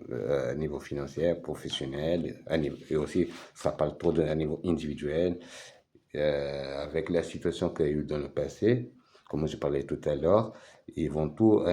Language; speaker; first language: French; non-native, fluent; Portuguese